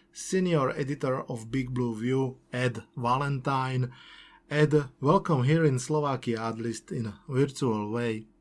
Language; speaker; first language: English; non-native, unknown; Slovak